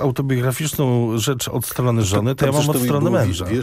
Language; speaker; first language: Polish; native; Polish